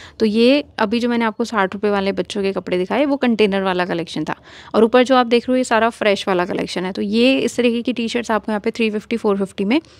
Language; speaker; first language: Hindi; native; Hindi